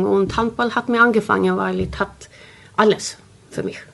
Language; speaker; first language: German; non-native, learner; Swedish